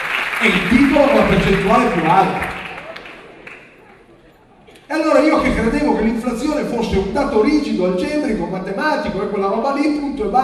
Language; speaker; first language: Italian; native; Italian